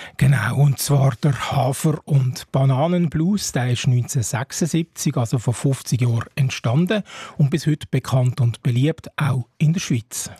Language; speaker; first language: German; native; German